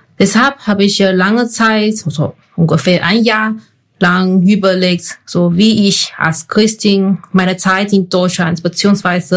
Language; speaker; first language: German; non-native, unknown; Chinese